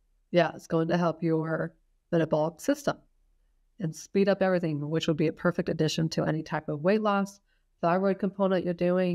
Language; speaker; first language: English; native; English